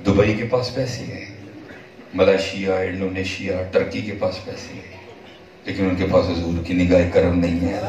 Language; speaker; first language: Urdu; non-native, local second language; Punjabi